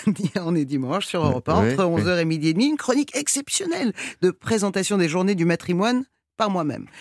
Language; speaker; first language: French; non-native, fluent; Persian